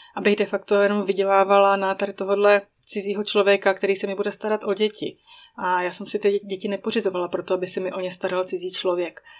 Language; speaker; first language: Czech; native; Czech